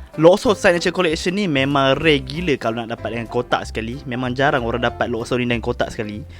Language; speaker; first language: Malay; native; Malay